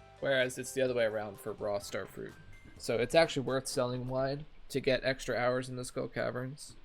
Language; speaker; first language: English; native; English